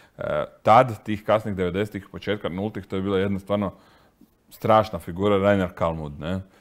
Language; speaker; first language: Croatian; native; Croatian